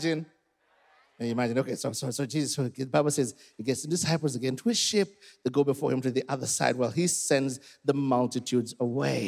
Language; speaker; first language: English; non-native, local second language; Ganda